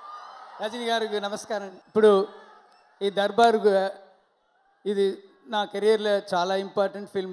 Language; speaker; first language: Telugu; non-native, learner; Tamil